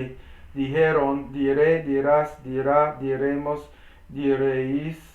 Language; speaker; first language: Spanish; non-native, learner; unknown